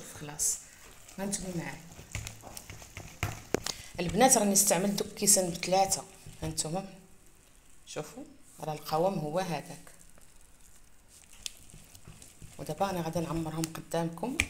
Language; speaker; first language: Arabic; native; Arabic